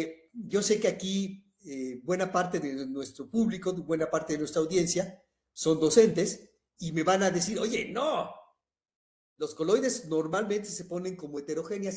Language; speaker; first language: Spanish; native; Spanish